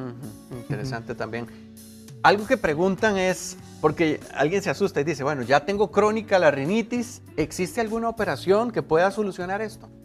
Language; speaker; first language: Spanish; native; Spanish